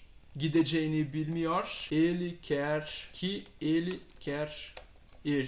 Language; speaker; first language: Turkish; non-native, fluent; Portuguese